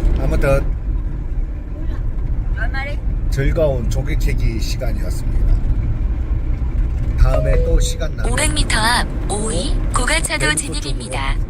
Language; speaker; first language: Korean; native; Korean